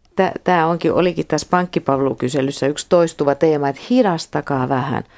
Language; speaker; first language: Finnish; native; Finnish